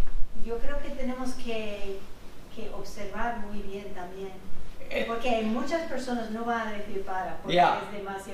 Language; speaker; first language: Spanish; non-native, fluent; English